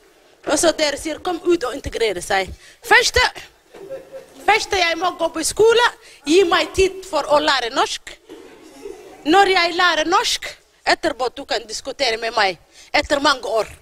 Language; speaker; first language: Norwegian; non-native, learner; Somali